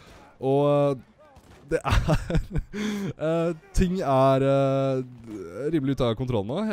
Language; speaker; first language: Norwegian; native; Norwegian